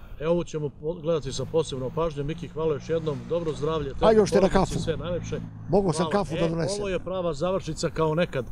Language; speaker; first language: Serbian; native; Serbian